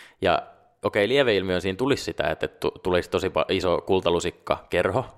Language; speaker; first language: Finnish; non-native, local second language; Swedish